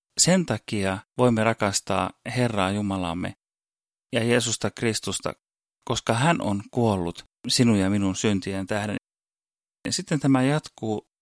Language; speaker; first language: Finnish; early bilingual, heritage; Finnish